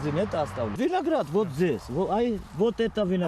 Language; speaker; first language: Russian; non-native, local second language; Georgian